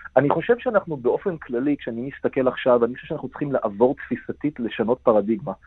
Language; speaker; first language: Hebrew; native; Hebrew